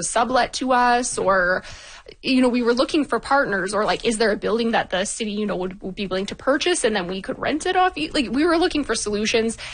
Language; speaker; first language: English; native; English